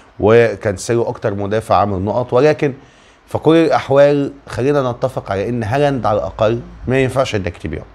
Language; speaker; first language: Arabic; native; Arabic